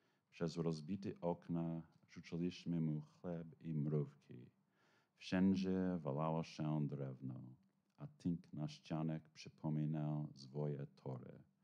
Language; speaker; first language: Polish; non-native, fluent; English